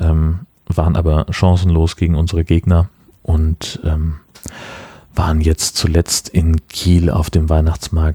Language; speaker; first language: German; native; German